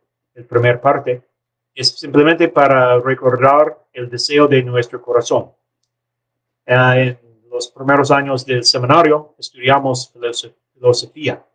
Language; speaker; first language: Spanish; non-native, learner; English